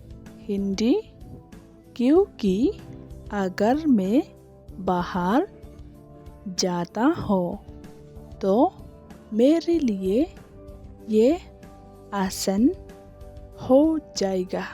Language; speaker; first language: Hindi; non-native, local second language; Khasi